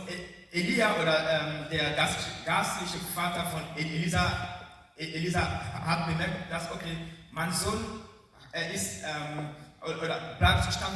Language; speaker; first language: German; non-native, learner; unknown